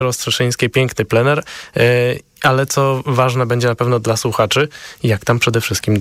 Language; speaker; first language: Polish; native; Polish